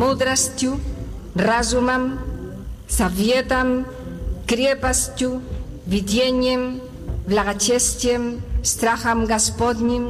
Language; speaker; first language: Russian; non-native, learner; Spanish